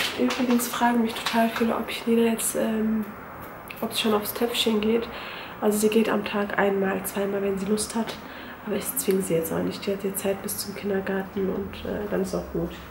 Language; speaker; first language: German; early bilingual, other home language; Turkish